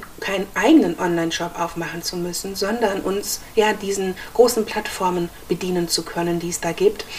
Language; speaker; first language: German; native; German